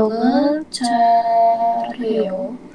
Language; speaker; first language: Korean; non-native, learner; Indonesian